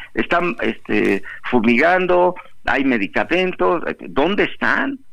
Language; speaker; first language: Spanish; native; Spanish